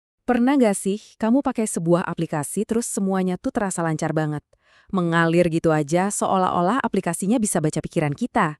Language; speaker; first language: Indonesian; native; Indonesian